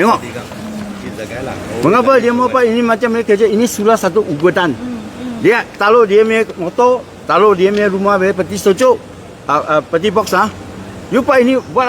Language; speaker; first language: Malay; non-native, local second language; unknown